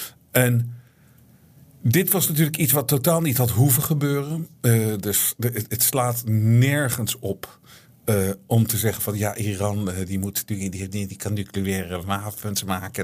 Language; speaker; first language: Dutch; native; Dutch